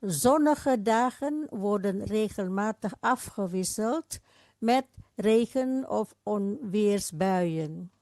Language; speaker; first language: Dutch; non-native, fluent; Indonesian